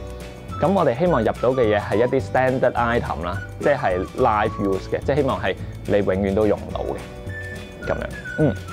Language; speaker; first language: Cantonese; native; Cantonese